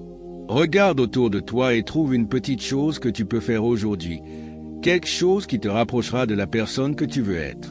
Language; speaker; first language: French; native; French